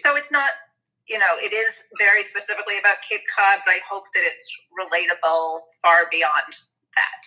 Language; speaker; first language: English; native; English